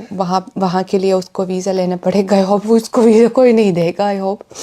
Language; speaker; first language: Hindi; non-native, fluent; Russian